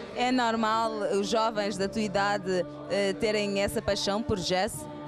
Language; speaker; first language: Portuguese; native; Portuguese